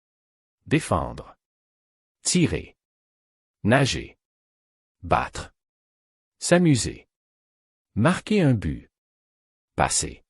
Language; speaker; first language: French; non-native, fluent; Arabic